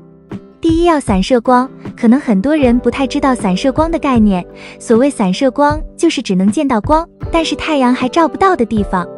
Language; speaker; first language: Chinese; native; Chinese